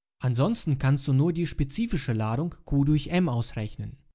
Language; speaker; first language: German; native; German